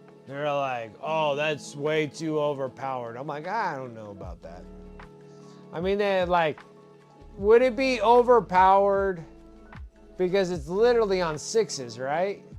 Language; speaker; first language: English; native; English